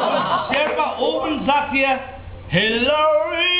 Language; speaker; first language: German; non-native, learner; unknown